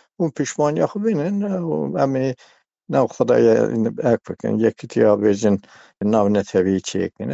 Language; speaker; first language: Kurdish; non-native, local second language; Turkish